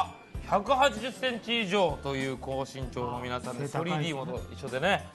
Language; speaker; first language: Japanese; native; Japanese